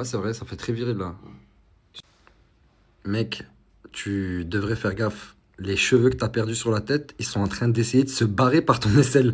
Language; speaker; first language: French; native; French